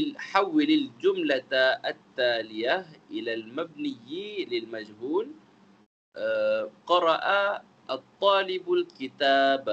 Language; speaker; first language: Arabic; non-native, learner; Malay